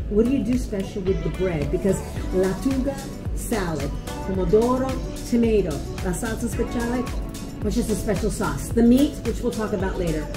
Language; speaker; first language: English; native; English